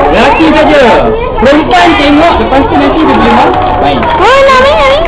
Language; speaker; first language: Malay; native; Malay